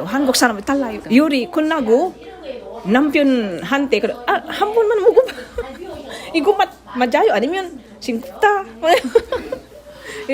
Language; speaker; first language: Korean; non-native, learner; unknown